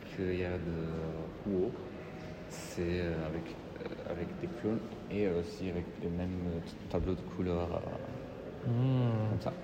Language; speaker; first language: French; non-native, learner; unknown